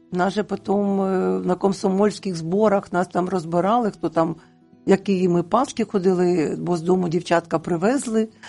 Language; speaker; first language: Ukrainian; non-native, local second language; Russian